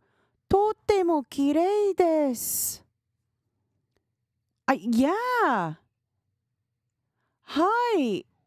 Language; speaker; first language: Japanese; non-native, learner; English